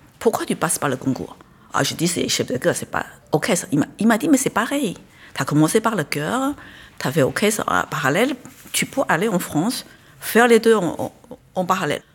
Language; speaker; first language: French; non-native, fluent; Chinese